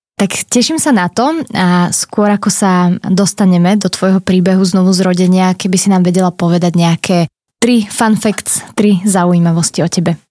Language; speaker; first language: Slovak; native; Slovak